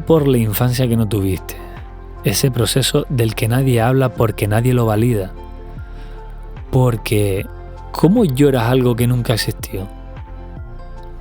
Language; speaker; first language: Spanish; native; Spanish